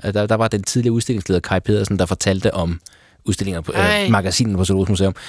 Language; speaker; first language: Danish; early bilingual, other home language; Persian